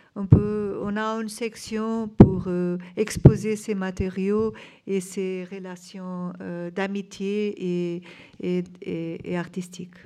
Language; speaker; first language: French; non-native, fluent; Portuguese